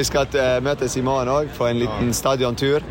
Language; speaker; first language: Norwegian; non-native, fluent; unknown